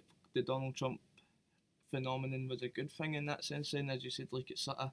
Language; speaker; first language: English; native; English